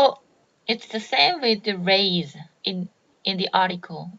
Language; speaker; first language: English; non-native, learner; Korean